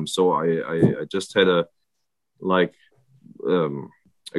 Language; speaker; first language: English; non-native, fluent; German